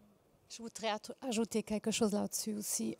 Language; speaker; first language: French; non-native, fluent; German